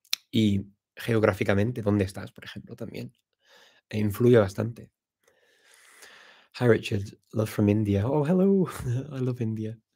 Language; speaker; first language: Spanish; non-native, fluent; English